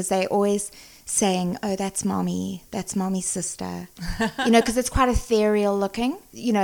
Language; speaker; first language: English; native; English